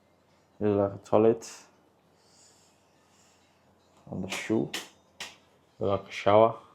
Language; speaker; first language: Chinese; non-native, learner; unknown